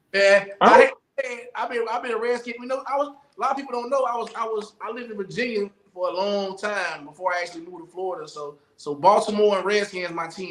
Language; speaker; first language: English; native; English